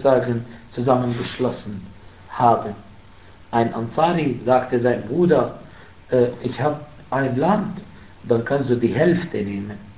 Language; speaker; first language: German; non-native, fluent; Arabic